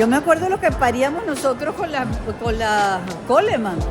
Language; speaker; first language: Spanish; native; Spanish